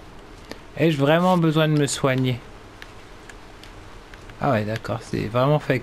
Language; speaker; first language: French; native; French